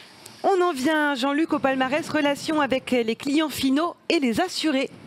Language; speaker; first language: French; native; French